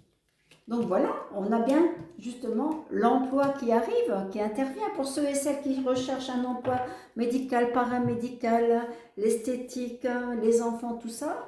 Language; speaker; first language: French; native; French